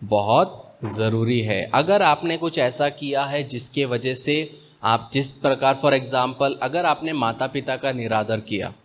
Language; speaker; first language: Hindi; native; Hindi